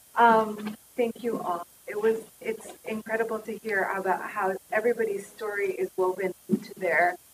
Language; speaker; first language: English; native; English